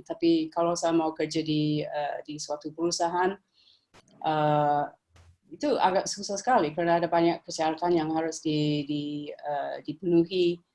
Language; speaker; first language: Indonesian; non-native, fluent; English